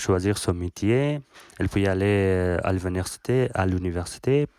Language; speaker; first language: French; non-native, learner; Persian